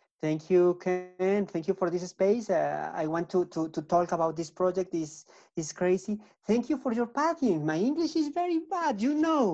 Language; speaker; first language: English; non-native, learner; Spanish